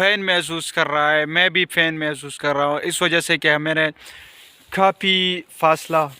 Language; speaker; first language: Hindi; non-native, local second language; Pashto